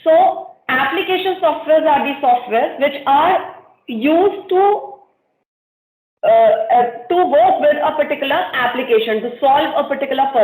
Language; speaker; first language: English; non-native, local second language; Hindi